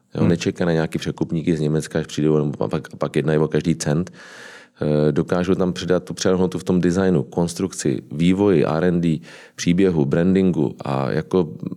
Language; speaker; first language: Czech; native; Czech